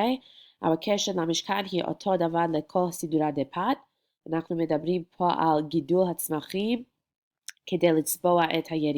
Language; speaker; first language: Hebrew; non-native, fluent; English